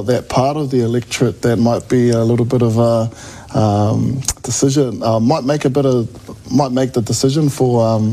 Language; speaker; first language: English; native; English